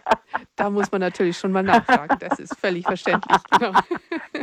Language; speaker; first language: German; native; German